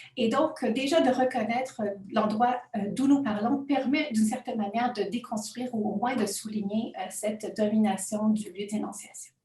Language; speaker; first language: French; non-native, fluent; Spanish